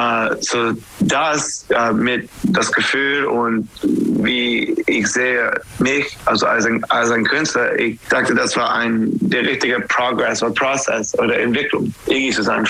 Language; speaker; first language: German; non-native, learner; English